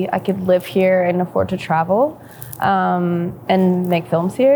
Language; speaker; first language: English; native; English